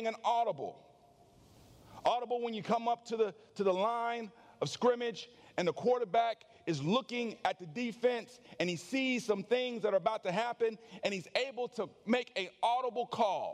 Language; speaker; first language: English; native; English